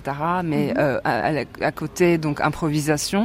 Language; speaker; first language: French; non-native, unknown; Turkish